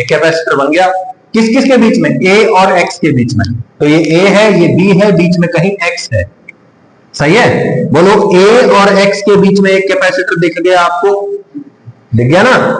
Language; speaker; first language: Hindi; native; Hindi